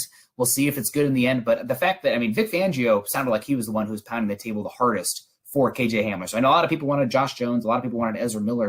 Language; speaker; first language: English; native; English